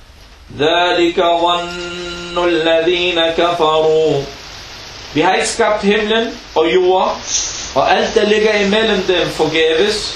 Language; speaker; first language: Danish; non-native, fluent; Arabic